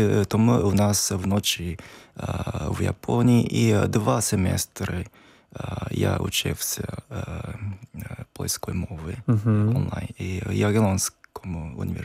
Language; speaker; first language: Ukrainian; non-native, learner; Japanese